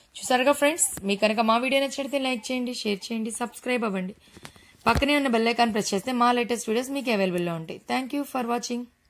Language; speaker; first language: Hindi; non-native, local second language; Telugu